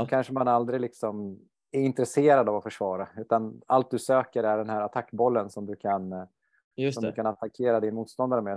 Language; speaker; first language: Swedish; native; Swedish